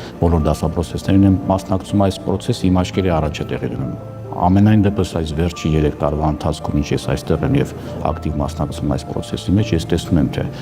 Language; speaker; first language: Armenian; native; Armenian